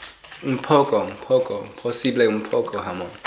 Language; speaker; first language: Spanish; non-native, learner; English